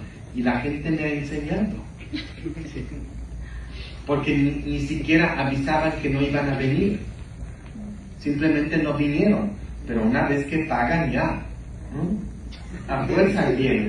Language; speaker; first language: Spanish; non-native, fluent; English